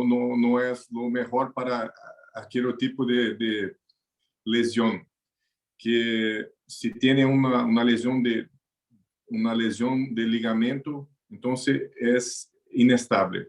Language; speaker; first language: Spanish; non-native, learner; Portuguese